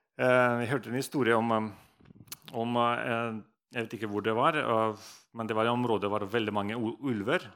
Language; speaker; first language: Norwegian; non-native, fluent; Russian